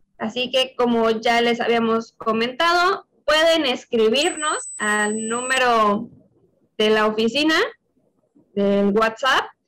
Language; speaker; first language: Spanish; native; Spanish